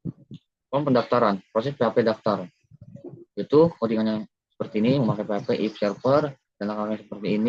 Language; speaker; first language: Indonesian; native; Indonesian